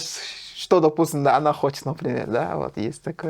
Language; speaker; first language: Russian; non-native, fluent; French